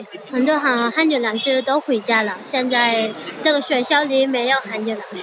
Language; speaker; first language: Chinese; non-native, learner; Nepali